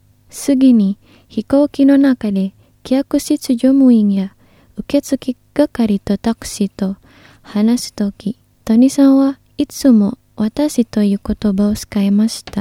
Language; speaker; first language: Japanese; non-native, fluent; Indonesian